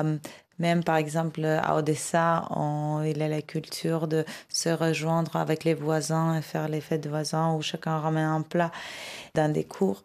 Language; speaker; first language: French; non-native, fluent; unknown